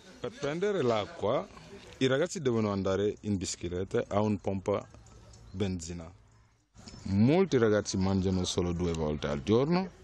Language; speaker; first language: Italian; non-native, learner; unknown